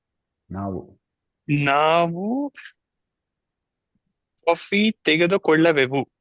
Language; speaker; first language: Kannada; non-native, learner; Telugu